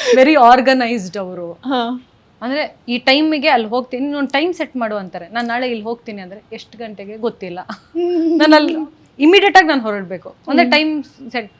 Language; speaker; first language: Kannada; non-native, local second language; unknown